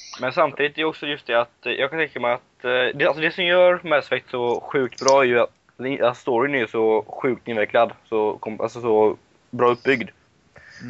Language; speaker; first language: Swedish; native; Swedish